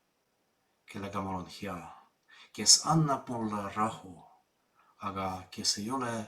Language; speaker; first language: Estonian; non-native, fluent; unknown